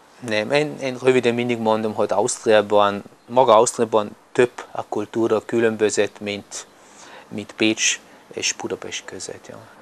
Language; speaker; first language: Hungarian; non-native, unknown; German